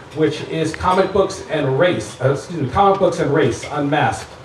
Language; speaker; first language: English; native; English